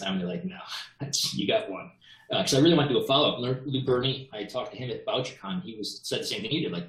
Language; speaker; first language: English; native; English